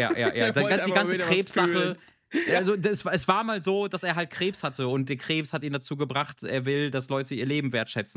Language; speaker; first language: German; native; German